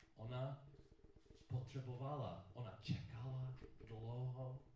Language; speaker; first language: Czech; non-native, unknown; English